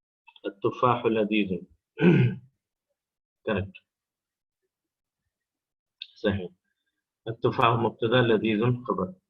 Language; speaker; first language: Arabic; non-native, fluent; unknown